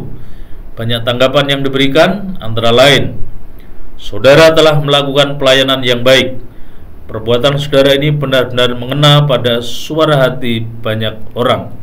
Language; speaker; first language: Indonesian; native; Indonesian